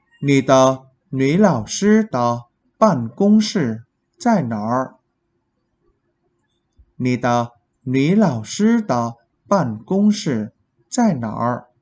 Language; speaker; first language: Chinese; non-native, fluent; Vietnamese